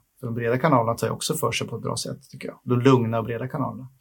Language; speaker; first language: Swedish; native; Swedish